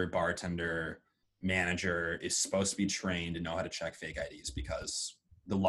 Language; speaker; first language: English; native; English